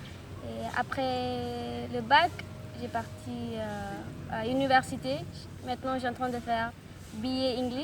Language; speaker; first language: French; non-native, fluent; Tamil